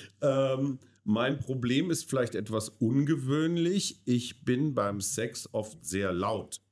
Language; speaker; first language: German; native; German